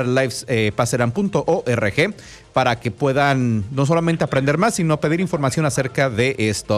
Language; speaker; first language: Spanish; native; Spanish